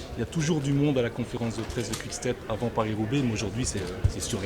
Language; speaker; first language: French; native; French